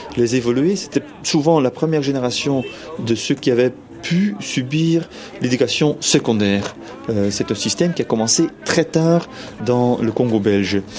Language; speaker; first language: French; non-native, fluent; Dutch